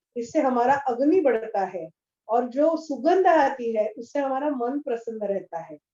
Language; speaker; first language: Hindi; non-native, local second language; Marathi